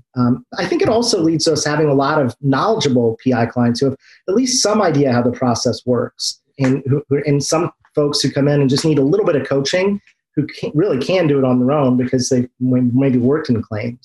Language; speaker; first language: English; native; English